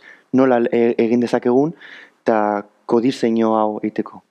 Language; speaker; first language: Basque; native; Basque